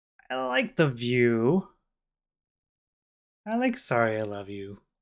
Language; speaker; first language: English; native; English